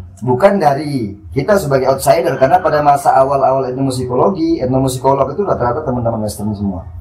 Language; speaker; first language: Indonesian; non-native, local second language; Sasak